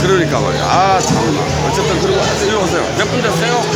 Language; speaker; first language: Korean; native; Korean